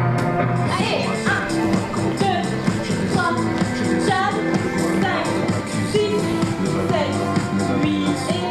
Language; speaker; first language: French; native; French